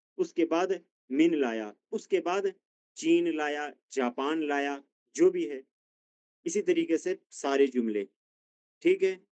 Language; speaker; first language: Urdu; native; Urdu